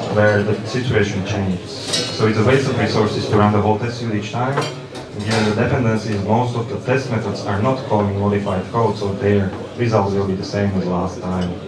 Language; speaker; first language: English; non-native, fluent; Slovak